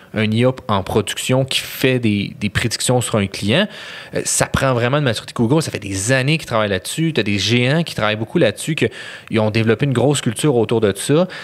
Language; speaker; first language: French; native; French